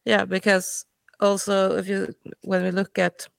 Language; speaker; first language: English; non-native, fluent; Swedish